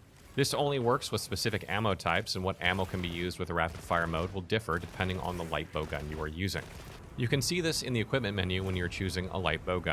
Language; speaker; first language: English; native; English